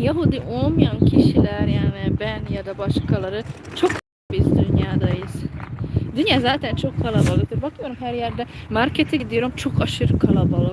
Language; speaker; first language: Turkish; non-native, fluent; Hungarian